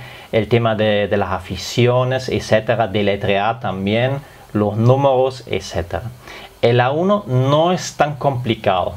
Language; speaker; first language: Spanish; non-native, fluent; German